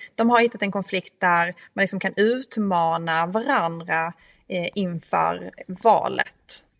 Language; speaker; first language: Swedish; native; Swedish